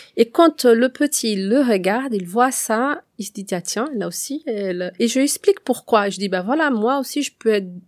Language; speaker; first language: French; non-native, fluent; Portuguese